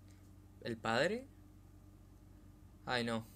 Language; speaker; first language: Spanish; native; Spanish